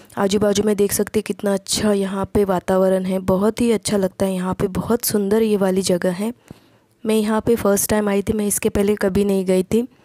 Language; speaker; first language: Hindi; non-native, local second language; Marathi